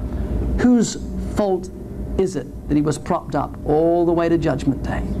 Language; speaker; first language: English; native; English